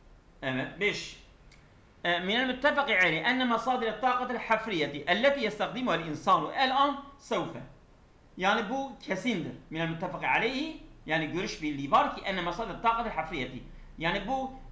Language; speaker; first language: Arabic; non-native, fluent; Turkish